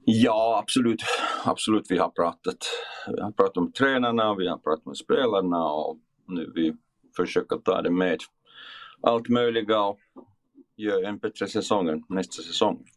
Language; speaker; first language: Swedish; non-native, fluent; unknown